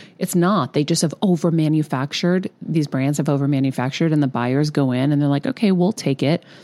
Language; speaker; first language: English; early bilingual, other home language; Greek